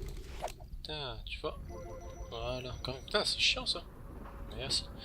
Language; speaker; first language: French; native; French